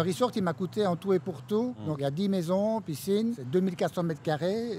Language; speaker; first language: French; native; French